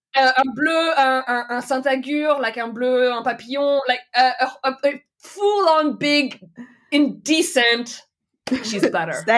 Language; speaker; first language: English; non-native, fluent; French